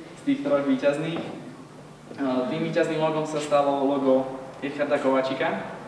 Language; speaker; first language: Slovak; native; Slovak